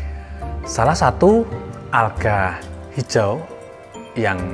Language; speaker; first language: Indonesian; native; Indonesian